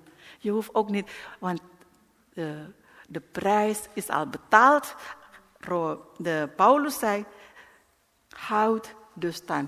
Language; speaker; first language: Dutch; non-native, learner; Indonesian